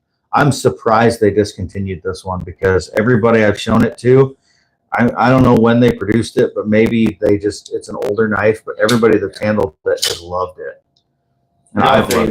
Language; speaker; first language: English; native; English